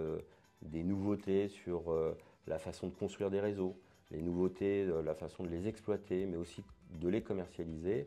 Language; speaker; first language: French; native; French